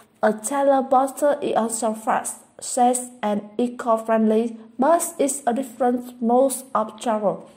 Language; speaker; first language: English; non-native, fluent; Vietnamese